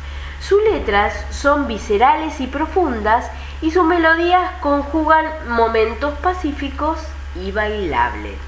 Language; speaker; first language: Spanish; native; Spanish